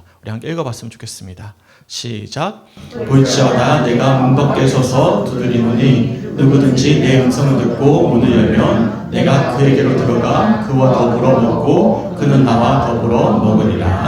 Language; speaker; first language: Korean; native; Korean